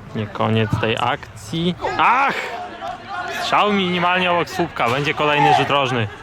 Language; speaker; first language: Polish; native; Polish